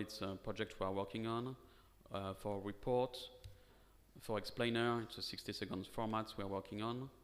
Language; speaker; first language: English; non-native, fluent; French